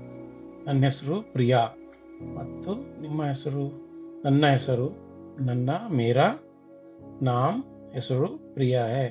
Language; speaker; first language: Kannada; non-native, local second language; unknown